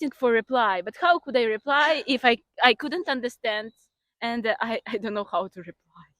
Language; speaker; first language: English; non-native, fluent; Ukrainian